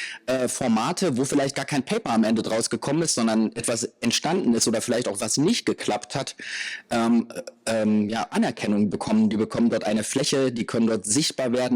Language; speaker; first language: German; native; German